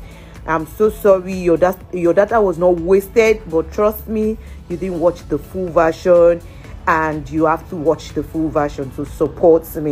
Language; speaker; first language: English; non-native, local second language; Yoruba